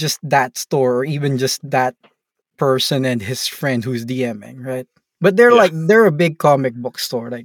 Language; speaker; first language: English; non-native, local second language; Filipino